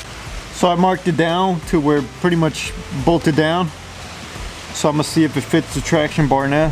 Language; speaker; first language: English; native; English